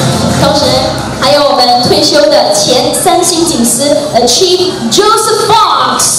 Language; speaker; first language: Chinese; native; Chinese